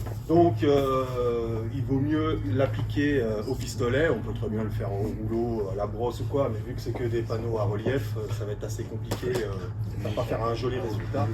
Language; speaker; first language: French; native; French